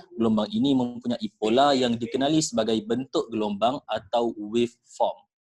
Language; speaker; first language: Malay; native; Malay